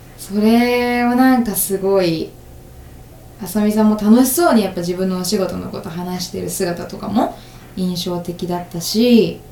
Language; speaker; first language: Japanese; native; Japanese